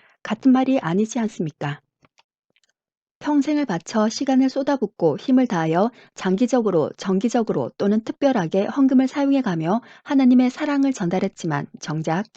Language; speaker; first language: Korean; native; Korean